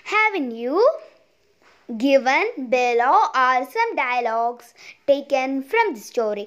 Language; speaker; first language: English; non-native, local second language; Malayalam